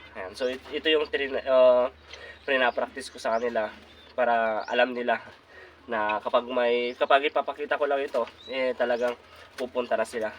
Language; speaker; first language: Filipino; native; Filipino